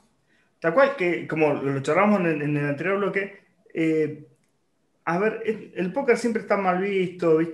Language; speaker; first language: Spanish; native; Spanish